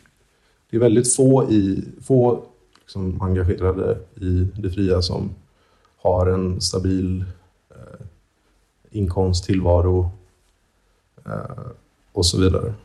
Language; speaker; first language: Swedish; native; Swedish